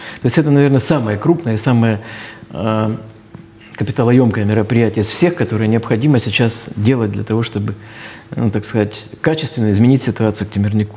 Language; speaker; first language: Russian; native; Russian